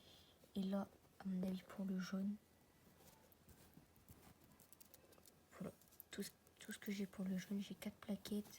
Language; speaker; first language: French; native; French